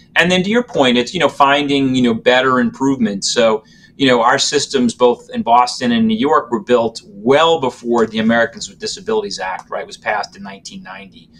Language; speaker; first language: English; native; English